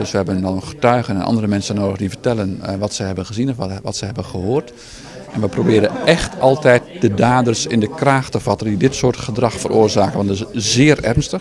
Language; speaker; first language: Dutch; native; Dutch